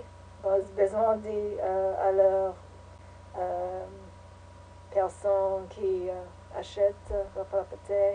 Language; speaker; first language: French; non-native, learner; English